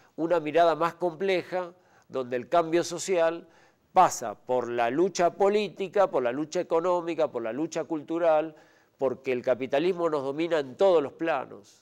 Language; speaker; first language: Spanish; native; Spanish